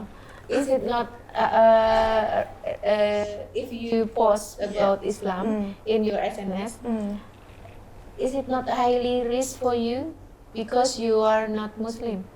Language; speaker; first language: English; non-native, learner; Indonesian